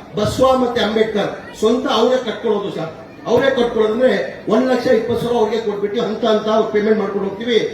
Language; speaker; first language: Kannada; non-native, local second language; Urdu